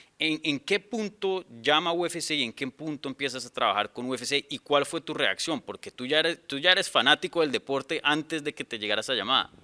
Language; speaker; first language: Spanish; native; Spanish